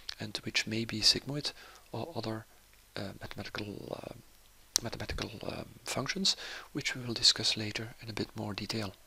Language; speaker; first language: English; non-native, fluent; Dutch